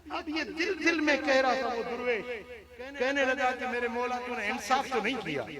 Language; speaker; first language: Urdu; non-native, local second language; Sindhi